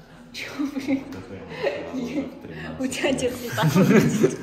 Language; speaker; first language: Russian; native; Russian